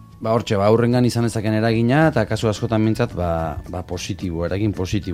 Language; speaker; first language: Basque; native; Basque